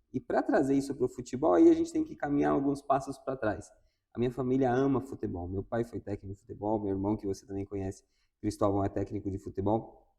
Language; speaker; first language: Portuguese; non-native, fluent; Spanish